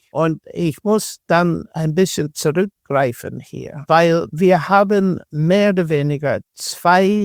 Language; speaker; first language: German; non-native, fluent; English